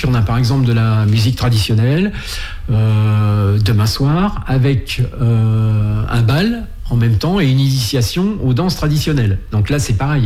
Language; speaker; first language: French; native; French